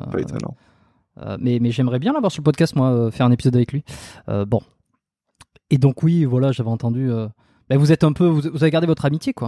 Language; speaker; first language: French; native; French